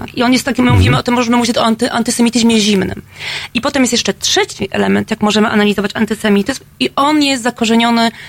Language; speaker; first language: Polish; native; Polish